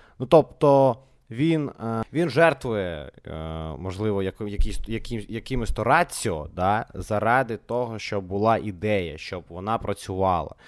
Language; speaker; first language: Ukrainian; non-native, local second language; Russian